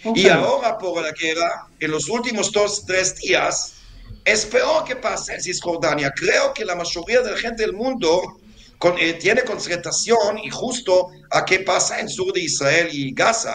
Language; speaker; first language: Spanish; non-native, fluent; Hebrew